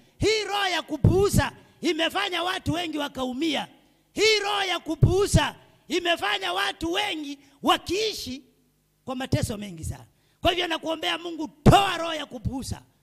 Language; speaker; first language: Swahili; non-native, local second language; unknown